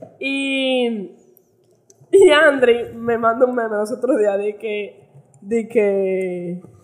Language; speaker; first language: Spanish; early bilingual, heritage; Spanish